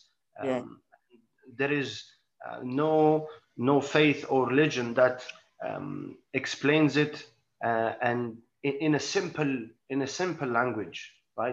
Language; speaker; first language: English; non-native, fluent; Arabic